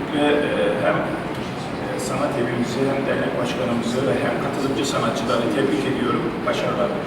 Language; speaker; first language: Turkish; native; Turkish